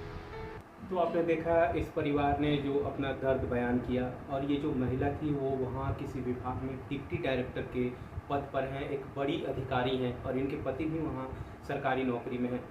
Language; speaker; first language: Hindi; native; Hindi